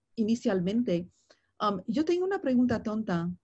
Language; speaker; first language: Spanish; non-native, fluent; English